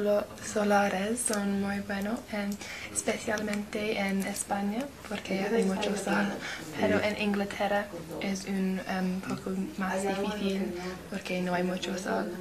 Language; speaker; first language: Spanish; non-native, learner; English